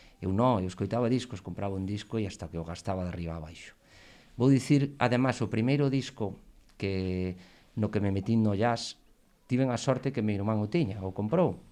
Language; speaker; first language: Galician; non-native, local second language; Spanish